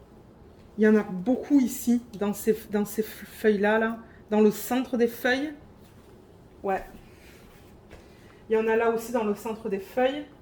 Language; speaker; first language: French; native; French